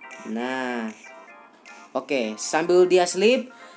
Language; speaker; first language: English; non-native, learner; Indonesian